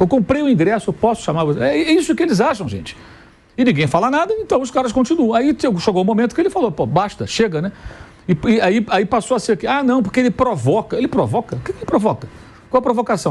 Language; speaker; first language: Portuguese; native; Portuguese